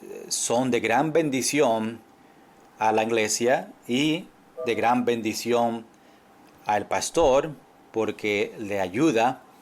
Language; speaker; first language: Spanish; non-native, fluent; English